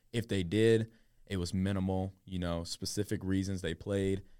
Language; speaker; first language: English; native; English